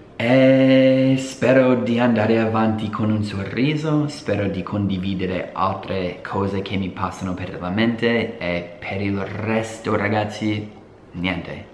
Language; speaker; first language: Italian; non-native, fluent; English